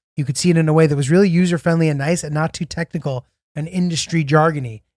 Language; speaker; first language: English; early bilingual, other home language; Italian